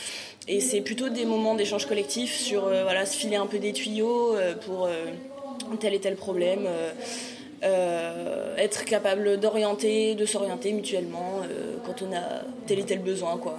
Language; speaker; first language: French; native; French